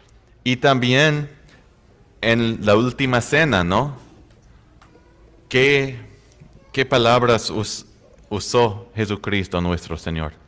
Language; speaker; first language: Spanish; non-native, fluent; English